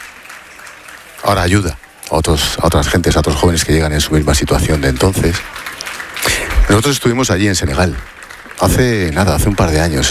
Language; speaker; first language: Spanish; native; Spanish